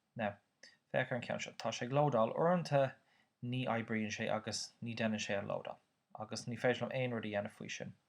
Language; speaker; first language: Irish; native; Irish